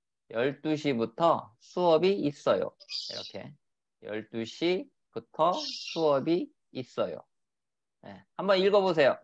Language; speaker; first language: Korean; native; Korean